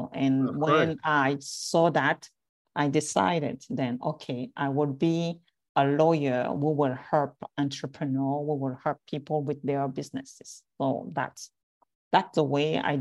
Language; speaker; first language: English; non-native, fluent; French